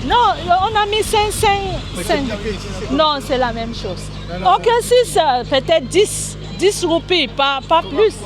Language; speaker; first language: French; non-native, fluent; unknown